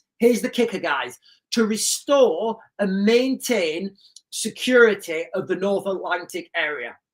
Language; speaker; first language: English; native; English